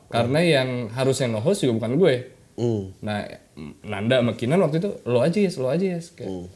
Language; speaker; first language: Indonesian; native; Indonesian